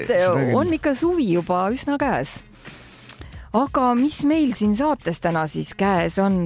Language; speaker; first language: Estonian; native; Estonian